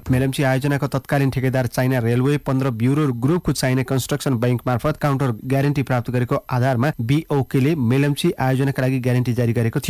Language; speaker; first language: Nepali; native; Nepali